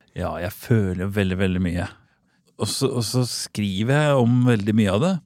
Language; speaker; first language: Norwegian; native; Norwegian